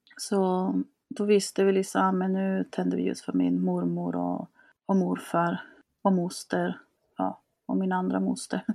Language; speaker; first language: Swedish; early bilingual, other home language; Spanish